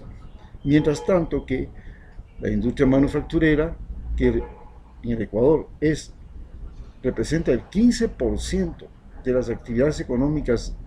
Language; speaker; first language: Spanish; native; Spanish